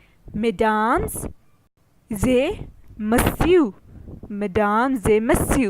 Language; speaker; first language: French; non-native, fluent; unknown